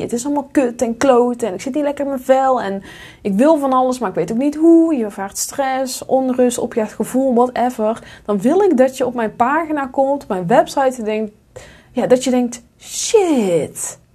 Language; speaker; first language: Dutch; native; Dutch